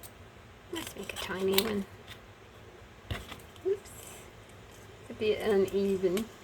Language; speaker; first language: English; native; English